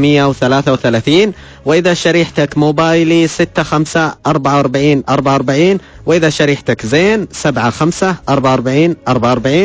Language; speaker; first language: Arabic; native; Arabic